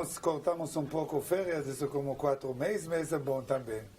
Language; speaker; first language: Portuguese; non-native, learner; Hebrew